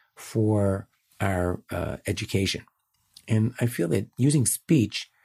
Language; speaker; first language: English; native; English